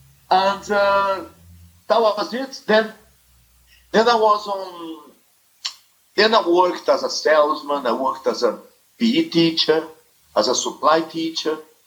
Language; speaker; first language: English; non-native, fluent; Portuguese